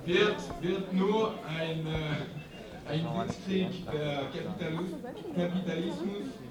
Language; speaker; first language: German; non-native, learner; French